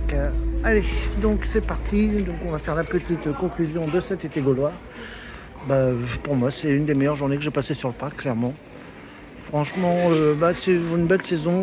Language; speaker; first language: French; native; French